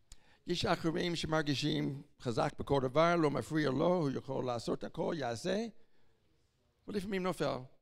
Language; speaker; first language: Hebrew; non-native, fluent; English